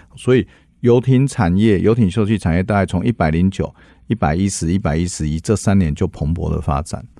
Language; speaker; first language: Chinese; native; Chinese